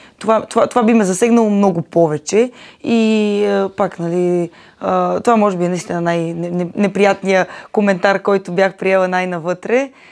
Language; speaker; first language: Bulgarian; native; Bulgarian